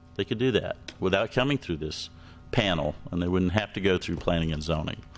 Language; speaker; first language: English; native; English